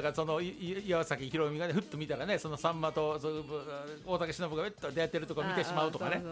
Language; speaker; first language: Japanese; native; Japanese